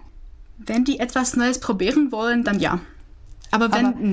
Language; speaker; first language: German; non-native, fluent; Czech